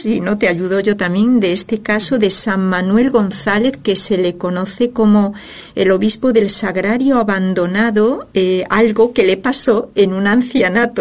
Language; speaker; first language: Spanish; native; Spanish